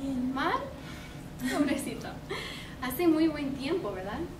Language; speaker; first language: Spanish; non-native, fluent; English